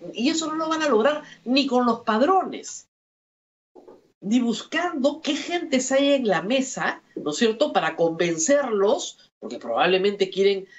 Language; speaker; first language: Spanish; native; Spanish